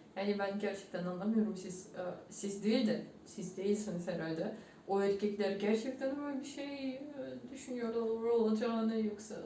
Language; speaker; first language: Turkish; non-native, fluent; Ukrainian